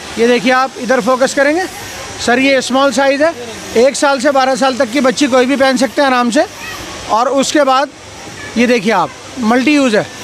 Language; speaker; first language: Hindi; native; Hindi